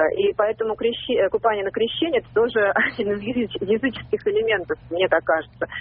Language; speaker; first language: Russian; non-native, fluent; German